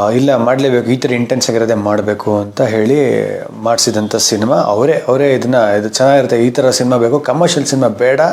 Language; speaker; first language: Kannada; native; Kannada